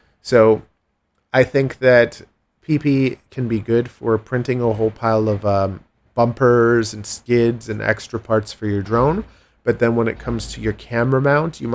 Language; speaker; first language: English; native; English